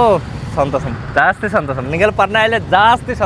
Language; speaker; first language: Malayalam; non-native, learner; Bangla